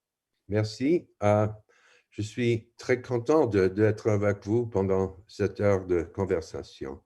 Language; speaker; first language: French; non-native, fluent; English